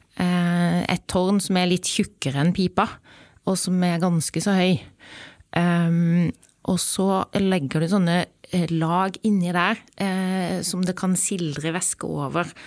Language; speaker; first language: Norwegian; native; Norwegian